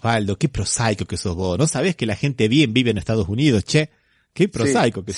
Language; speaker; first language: Spanish; native; Spanish